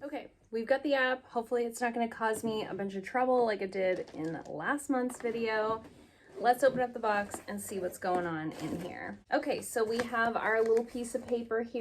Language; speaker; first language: English; native; English